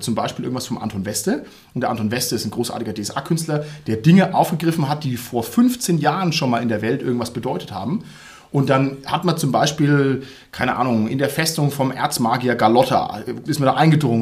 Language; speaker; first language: German; native; German